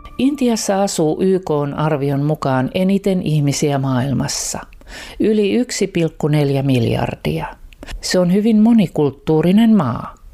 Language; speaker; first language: Finnish; native; Finnish